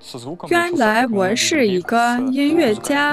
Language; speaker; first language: Chinese; non-native, learner; Russian